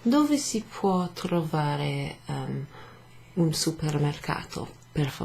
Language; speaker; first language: Italian; non-native, fluent; English